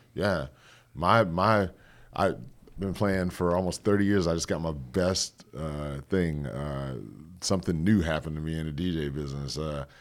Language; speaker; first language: English; native; English